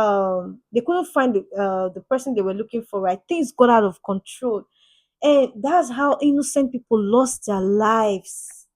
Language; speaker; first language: English; native; English